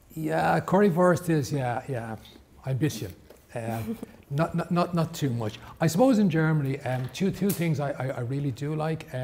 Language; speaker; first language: English; native; English